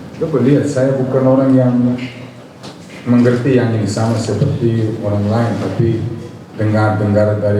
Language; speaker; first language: Indonesian; non-native, fluent; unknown